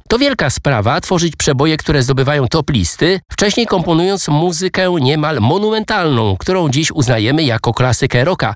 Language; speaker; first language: Polish; native; Polish